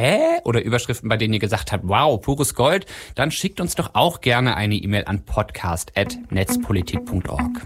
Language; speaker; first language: German; native; German